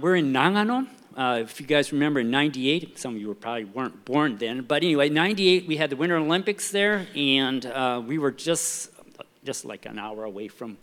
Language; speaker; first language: English; early bilingual, heritage; English